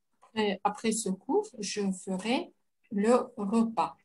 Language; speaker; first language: French; non-native, learner; Russian